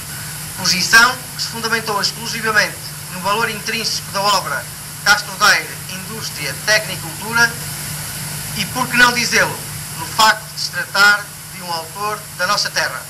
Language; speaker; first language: Portuguese; native; Portuguese